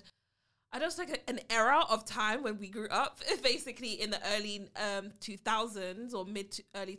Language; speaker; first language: English; native; English